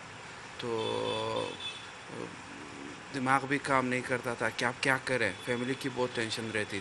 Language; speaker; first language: Hindi; non-native, fluent; Pashto